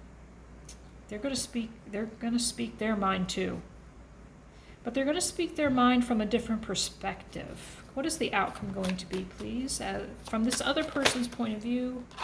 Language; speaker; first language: English; native; English